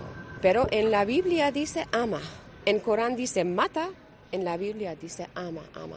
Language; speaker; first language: Spanish; non-native, learner; Persian